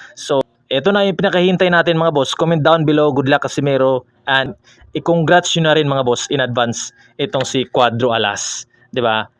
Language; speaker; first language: Filipino; non-native, local second language; Cebuano